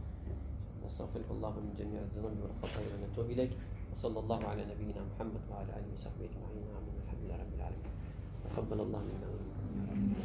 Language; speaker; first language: Arabic; non-native, learner; Malay